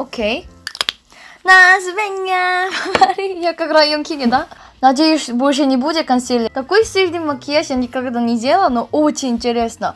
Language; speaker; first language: Russian; non-native, learner; Korean